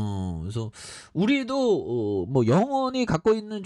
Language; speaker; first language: Korean; native; Korean